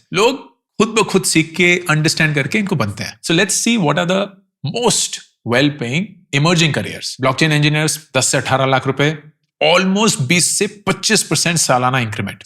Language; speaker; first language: Hindi; native; Hindi